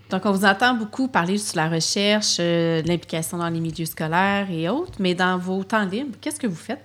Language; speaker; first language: French; native; French